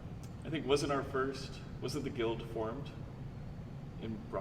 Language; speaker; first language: English; native; English